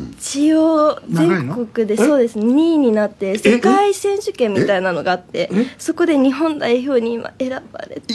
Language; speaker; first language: Japanese; native; Japanese